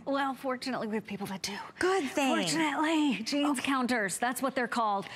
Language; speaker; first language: English; native; English